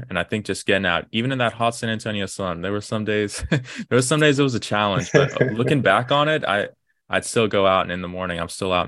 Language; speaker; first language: English; native; English